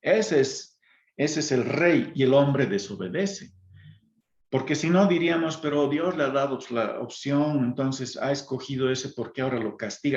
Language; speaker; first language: Spanish; native; Spanish